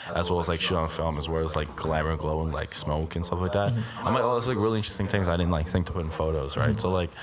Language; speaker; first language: English; native; English